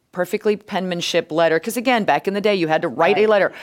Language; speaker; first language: English; native; English